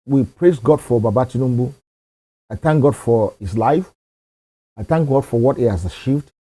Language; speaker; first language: English; non-native, local second language; Yoruba